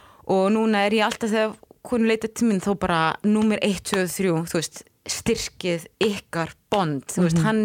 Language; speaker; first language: Icelandic; non-native, fluent; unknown